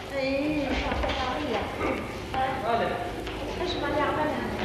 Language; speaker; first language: Arabic; native; Arabic